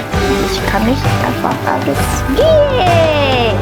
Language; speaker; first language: German; non-native, learner; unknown